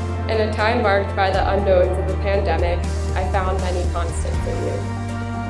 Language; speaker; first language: English; native; English